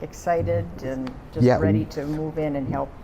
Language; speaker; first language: English; native; English